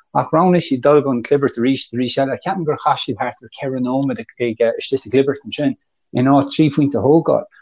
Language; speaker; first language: Irish; native; Irish